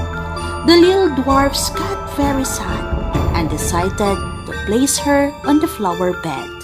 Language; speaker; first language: English; non-native, learner; Indonesian